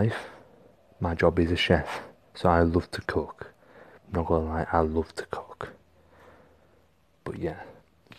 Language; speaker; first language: English; native; English